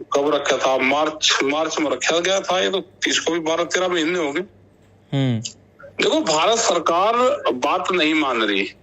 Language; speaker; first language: Hindi; native; Hindi